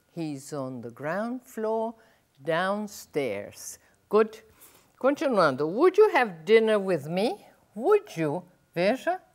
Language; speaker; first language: English; non-native, fluent; Portuguese